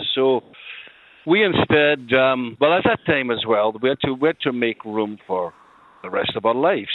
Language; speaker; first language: English; native; English